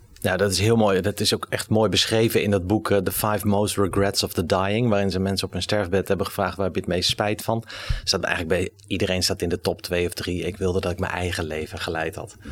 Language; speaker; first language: Dutch; native; Dutch